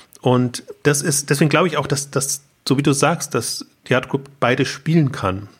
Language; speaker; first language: German; native; German